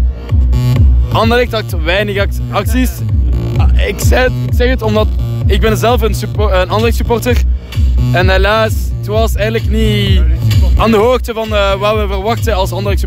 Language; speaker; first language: Dutch; non-native, local second language; French